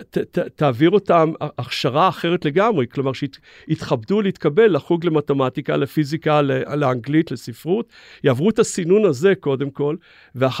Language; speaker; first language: Hebrew; native; Hebrew